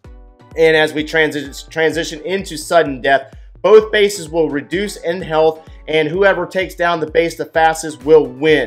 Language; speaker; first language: English; native; English